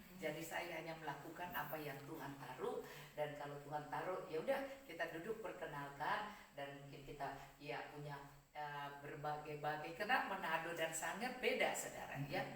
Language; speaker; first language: Indonesian; native; Indonesian